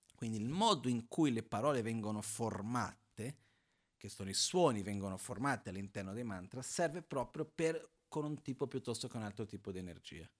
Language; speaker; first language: Italian; non-native, fluent; Portuguese